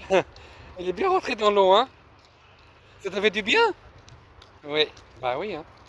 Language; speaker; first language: French; native; French